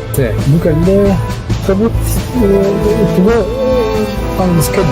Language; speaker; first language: Russian; non-native, local second language; Yakut